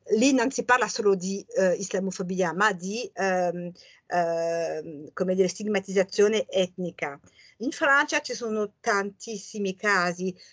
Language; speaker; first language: Italian; non-native, fluent; French